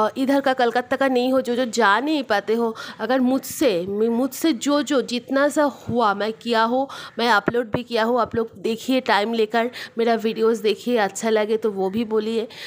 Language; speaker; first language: Hindi; non-native, local second language; Bangla